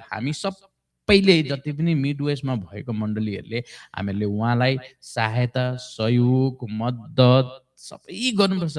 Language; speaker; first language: Nepali; native; Nepali